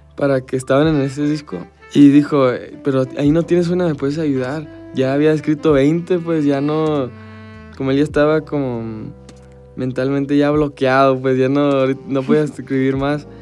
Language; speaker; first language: Spanish; early bilingual, heritage; Spanish